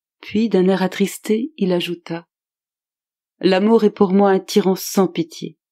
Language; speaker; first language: French; native; French